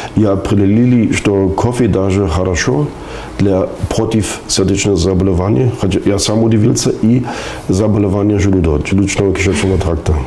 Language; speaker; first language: Russian; non-native, fluent; German